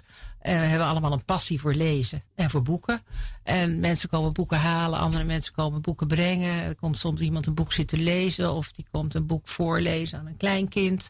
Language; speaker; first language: Dutch; native; Dutch